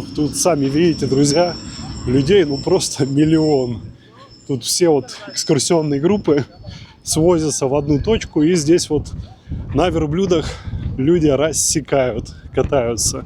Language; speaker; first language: Russian; native; Russian